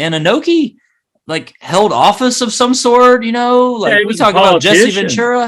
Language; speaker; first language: English; native; English